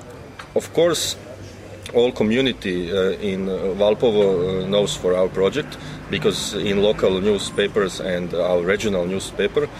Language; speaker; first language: English; non-native, learner; Croatian